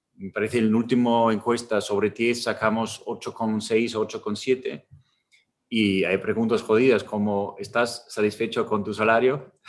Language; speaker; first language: Spanish; non-native, fluent; German